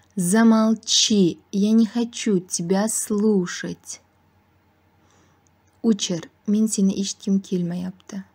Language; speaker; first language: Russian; non-native, fluent; Uzbek